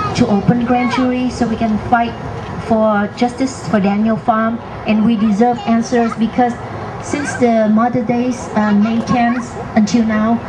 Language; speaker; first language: English; non-native, fluent; Vietnamese